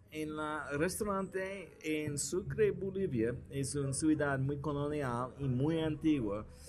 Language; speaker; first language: Spanish; non-native, learner; English